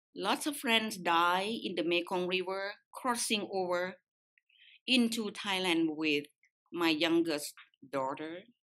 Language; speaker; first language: English; non-native, fluent; Lao